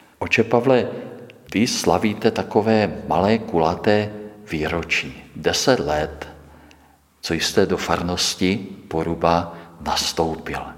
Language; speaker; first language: Czech; native; Czech